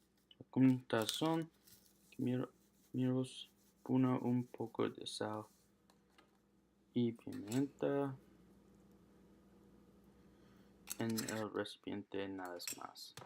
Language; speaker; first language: Spanish; non-native, learner; English